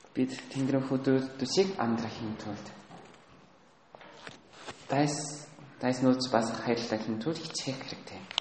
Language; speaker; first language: Mongolian; non-native, learner; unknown